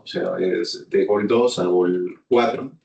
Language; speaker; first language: Spanish; native; Spanish